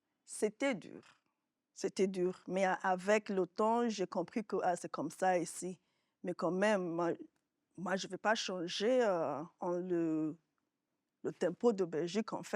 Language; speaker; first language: French; non-native, fluent; Yoruba